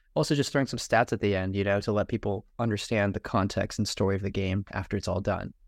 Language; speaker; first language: English; native; English